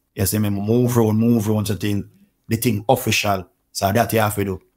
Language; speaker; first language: English; non-native, local second language; Jamaican Creole English